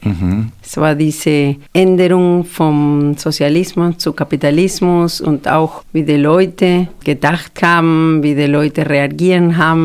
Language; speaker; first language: German; non-native, fluent; Spanish